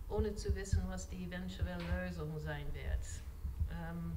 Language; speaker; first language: German; non-native, fluent; English